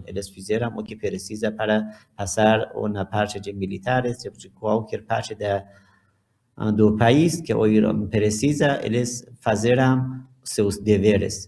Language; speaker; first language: Portuguese; non-native, learner; Persian